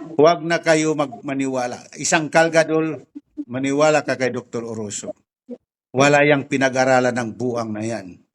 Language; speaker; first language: Filipino; non-native, local second language; Tausug